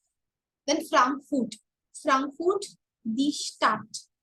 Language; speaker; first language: German; non-native, fluent; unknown